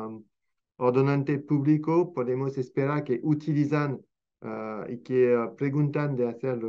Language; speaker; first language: Spanish; non-native, fluent; French